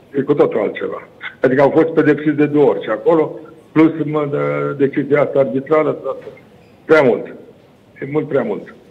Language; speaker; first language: Romanian; native; Romanian